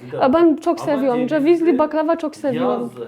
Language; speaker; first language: Turkish; non-native, learner; Polish